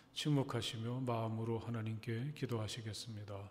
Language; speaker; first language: Korean; native; Korean